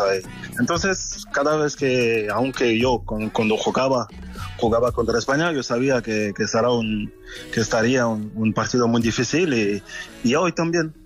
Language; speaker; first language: Spanish; non-native, learner; French